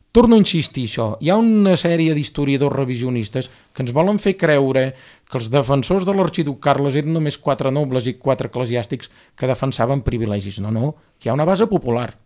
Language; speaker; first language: Catalan; native; Catalan